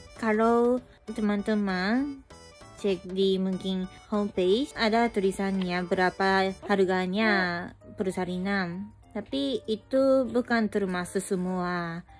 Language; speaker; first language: Indonesian; non-native, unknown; Japanese